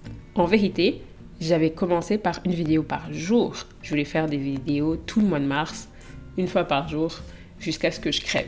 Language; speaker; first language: French; native; French